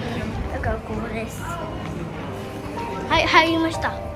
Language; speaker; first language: Japanese; early bilingual, other home language; French